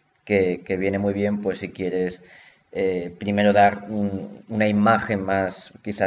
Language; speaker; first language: Spanish; native; Spanish